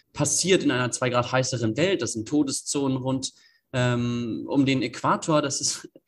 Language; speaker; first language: German; native; German